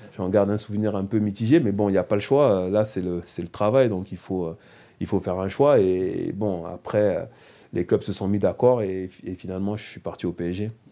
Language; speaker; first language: French; native; French